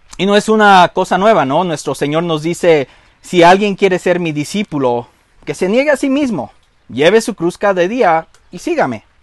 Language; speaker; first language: Spanish; early bilingual, heritage; Spanish